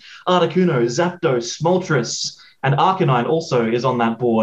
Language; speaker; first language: English; native; English